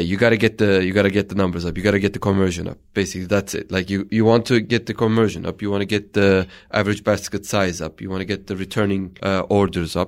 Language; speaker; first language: English; non-native, fluent; Turkish